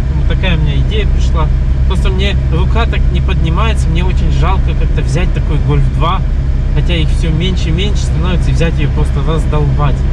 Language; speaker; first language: Russian; early bilingual, heritage; Russian